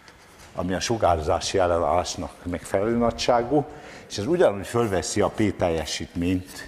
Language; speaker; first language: Hungarian; native; Hungarian